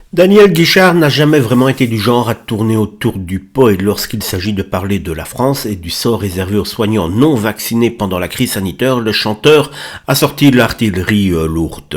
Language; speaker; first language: French; native; French